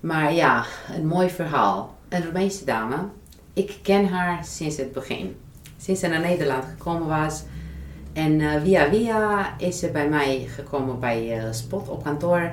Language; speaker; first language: Dutch; non-native, fluent; Romanian